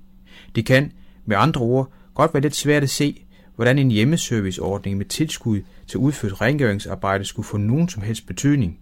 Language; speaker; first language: Danish; native; Danish